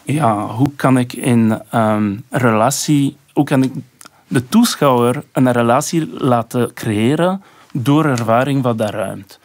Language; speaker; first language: Dutch; non-native, local second language; French